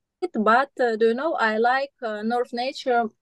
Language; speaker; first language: English; non-native, learner; Russian